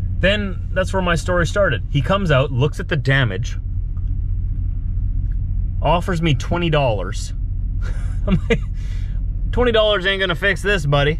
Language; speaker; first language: English; native; English